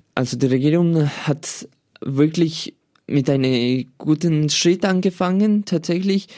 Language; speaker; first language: German; non-native, learner; Spanish